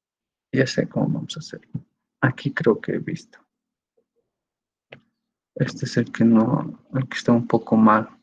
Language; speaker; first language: Spanish; native; Spanish